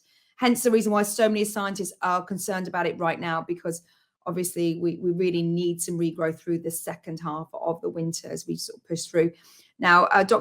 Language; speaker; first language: English; native; English